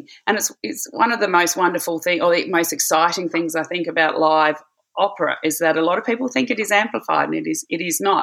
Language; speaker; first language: English; native; English